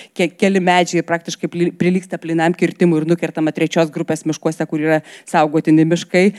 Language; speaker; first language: Lithuanian; native; Lithuanian